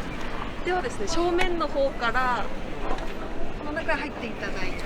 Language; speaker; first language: Japanese; native; Japanese